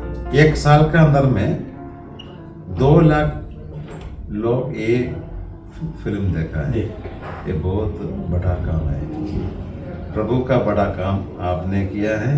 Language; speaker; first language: Hindi; non-native, local second language; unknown